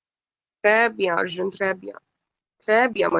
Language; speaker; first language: French; non-native, fluent; Hindi